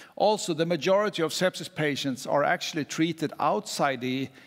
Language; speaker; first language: English; non-native, fluent; Swedish